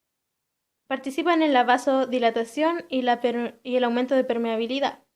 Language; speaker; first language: Spanish; native; Spanish